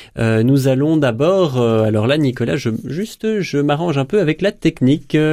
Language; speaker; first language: French; native; French